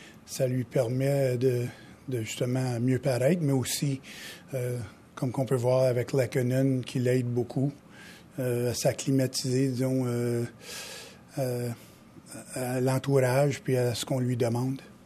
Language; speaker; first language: French; native; French